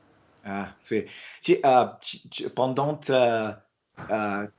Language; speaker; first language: French; non-native, learner; English